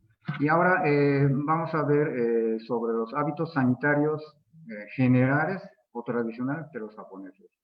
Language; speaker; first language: Spanish; non-native, fluent; Japanese